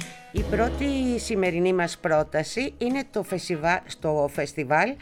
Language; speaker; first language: Greek; native; Greek